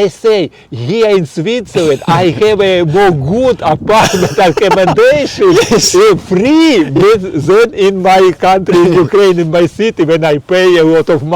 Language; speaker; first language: English; non-native, learner; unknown